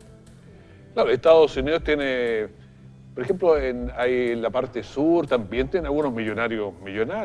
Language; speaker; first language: Spanish; native; Spanish